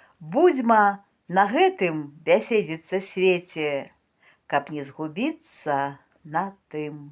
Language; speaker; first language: Belarusian; native; Belarusian